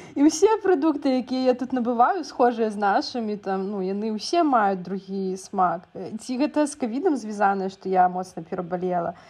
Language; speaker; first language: Belarusian; native; Belarusian